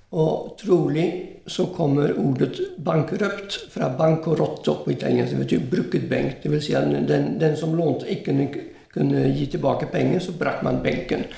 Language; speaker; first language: Norwegian; non-native, fluent; French